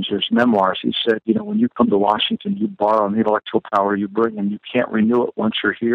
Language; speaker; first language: English; native; English